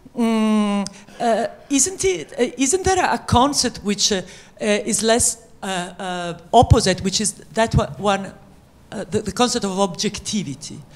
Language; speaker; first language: English; non-native, fluent; French